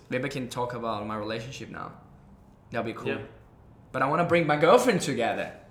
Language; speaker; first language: English; non-native, fluent; Portuguese